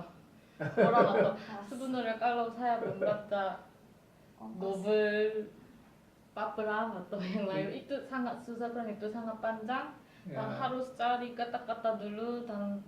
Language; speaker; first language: Indonesian; non-native, fluent; Korean